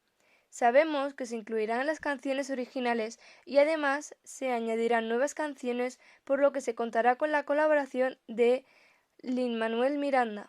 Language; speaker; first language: Spanish; native; Spanish